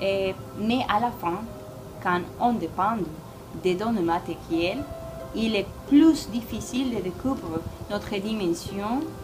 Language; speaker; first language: French; non-native, learner; Spanish